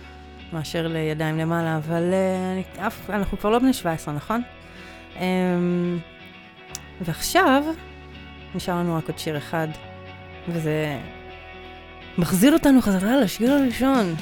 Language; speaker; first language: Hebrew; native; Hebrew